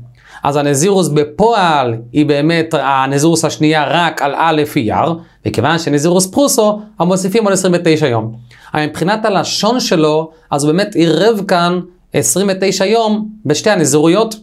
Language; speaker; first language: Hebrew; native; Hebrew